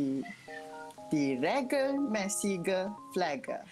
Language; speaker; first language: German; non-native, learner; Malay